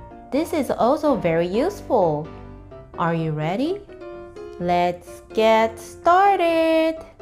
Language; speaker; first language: English; non-native, fluent; Japanese